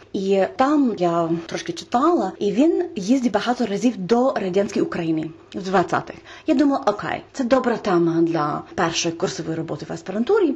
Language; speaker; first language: Ukrainian; non-native, fluent; English